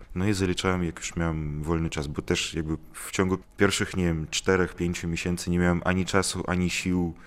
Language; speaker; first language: Polish; non-native, fluent; Ukrainian